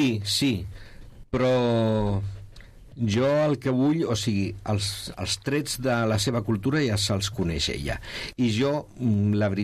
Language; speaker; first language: Catalan; non-native, local second language; Spanish